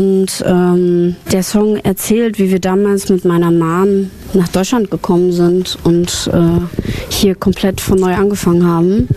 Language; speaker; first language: German; early bilingual, other home language; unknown